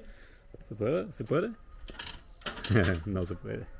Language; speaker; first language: Spanish; non-native, fluent; German